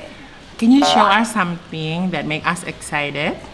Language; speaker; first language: English; non-native, learner; Indonesian